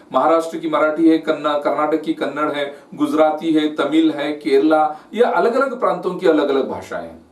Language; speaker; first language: Hindi; non-native, local second language; Marathi